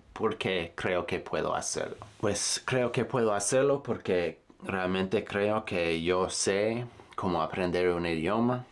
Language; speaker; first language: Spanish; non-native, fluent; English